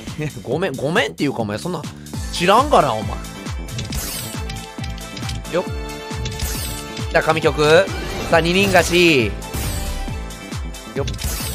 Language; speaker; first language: Japanese; native; Japanese